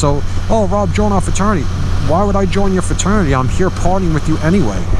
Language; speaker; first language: English; native; English